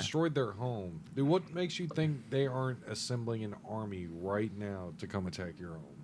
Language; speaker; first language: English; native; English